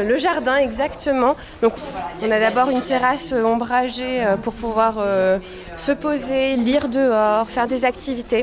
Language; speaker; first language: French; native; French